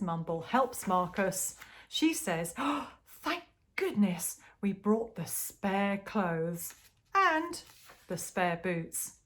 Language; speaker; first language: English; native; English